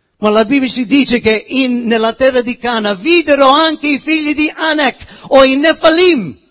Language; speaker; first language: Italian; early bilingual, heritage; Italian